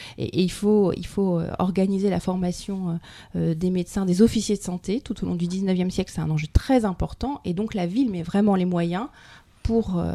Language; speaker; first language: French; native; French